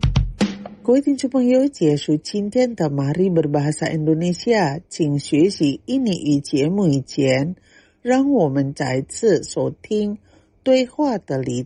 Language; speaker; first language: Chinese; non-native, fluent; Indonesian